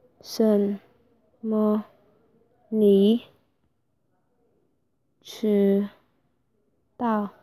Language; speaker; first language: Chinese; non-native, learner; Khmer